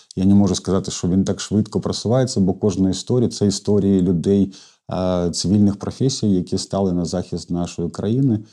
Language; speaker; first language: Ukrainian; non-native, local second language; Russian